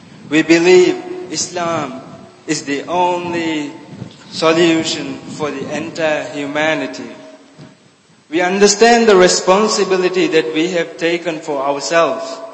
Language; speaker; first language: English; non-native, local second language; Divehi